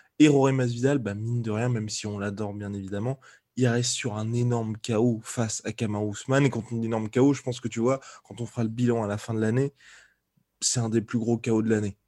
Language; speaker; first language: French; native; French